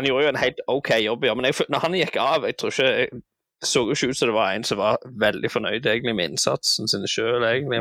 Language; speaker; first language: Norwegian; native; Norwegian